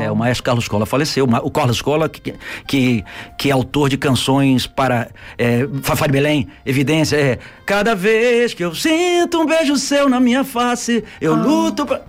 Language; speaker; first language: Portuguese; native; Portuguese